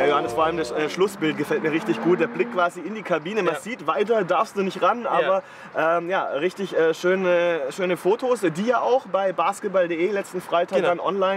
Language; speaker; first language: German; native; German